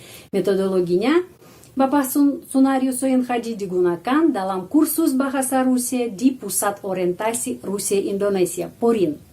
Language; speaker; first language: Indonesian; non-native, fluent; Russian